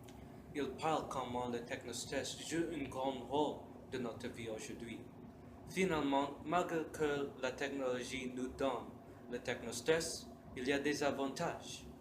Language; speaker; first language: French; non-native, learner; English